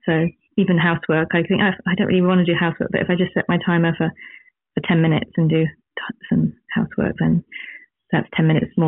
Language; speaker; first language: English; native; English